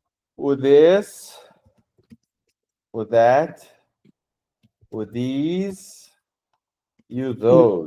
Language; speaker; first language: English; non-native, fluent; Portuguese